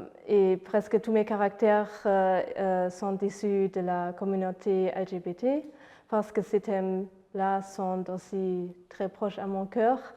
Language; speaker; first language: French; non-native, fluent; Luxembourgish